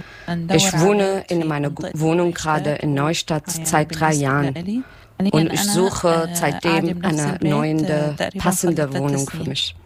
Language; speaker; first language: German; non-native, learner; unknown